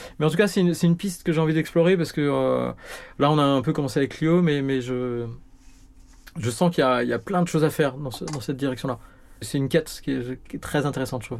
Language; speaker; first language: French; native; French